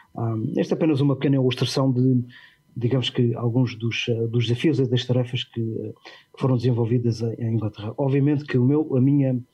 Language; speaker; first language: Portuguese; native; Portuguese